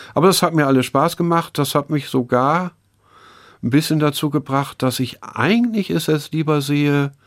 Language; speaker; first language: German; native; German